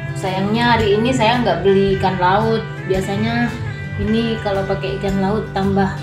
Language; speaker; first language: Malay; non-native, local second language; Madurese